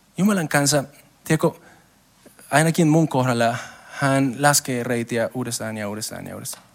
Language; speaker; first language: Finnish; non-native, learner; Spanish